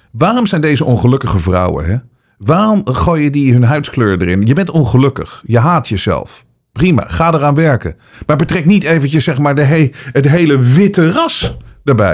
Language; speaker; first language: Dutch; native; Dutch